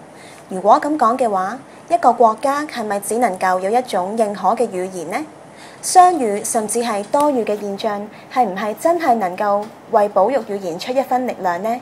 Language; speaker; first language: Chinese; non-native, local second language; Cantonese